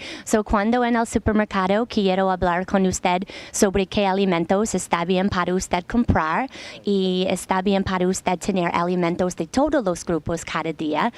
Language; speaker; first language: Spanish; non-native, learner; English